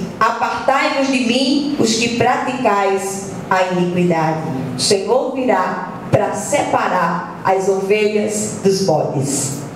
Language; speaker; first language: Portuguese; native; Portuguese